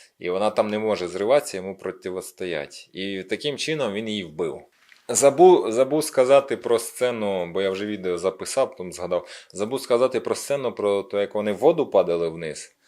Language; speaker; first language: Ukrainian; non-native, local second language; Russian